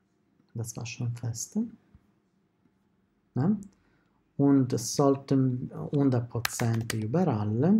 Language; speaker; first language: German; non-native, fluent; Italian